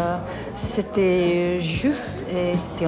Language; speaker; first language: French; non-native, learner; English